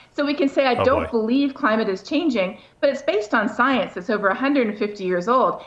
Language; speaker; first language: English; native; English